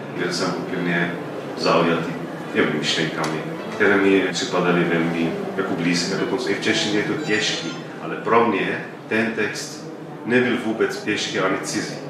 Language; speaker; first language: Czech; non-native, fluent; Arabic